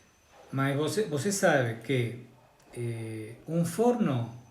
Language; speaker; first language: Portuguese; non-native, learner; Spanish